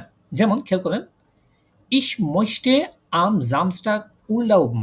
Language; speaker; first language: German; non-native, fluent; Bangla